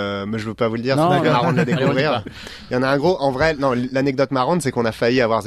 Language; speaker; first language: French; native; French